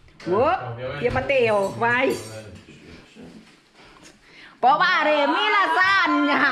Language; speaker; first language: Italian; non-native, learner; Thai